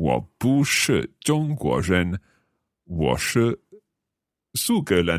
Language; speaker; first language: Chinese; non-native, learner; English